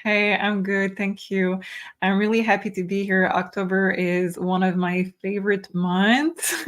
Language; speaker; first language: English; non-native, fluent; French